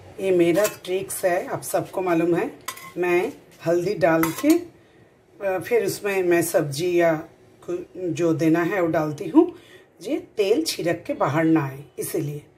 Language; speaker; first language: Hindi; non-native, local second language; Bangla